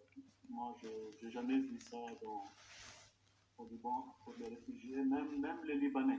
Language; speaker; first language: French; non-native, local second language; Arabic